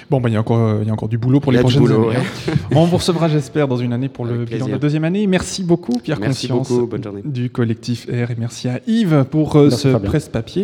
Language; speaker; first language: French; native; French